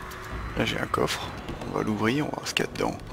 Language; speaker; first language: French; native; French